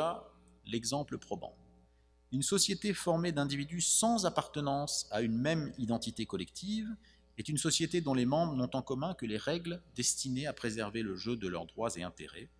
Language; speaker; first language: French; native; French